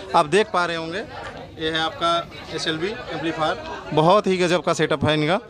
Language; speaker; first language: Hindi; native; Hindi